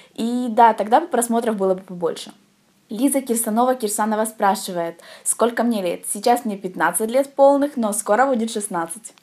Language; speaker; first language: Russian; native; Russian